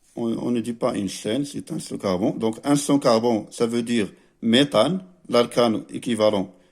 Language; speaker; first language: French; non-native, local second language; Arabic